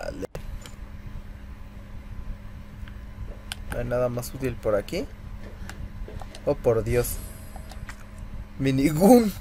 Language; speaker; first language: Spanish; native; Spanish